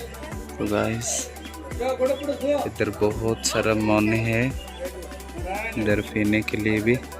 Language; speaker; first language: Hindi; non-native, local second language; Odia